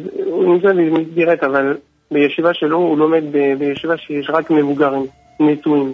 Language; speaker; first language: Hebrew; non-native, fluent; French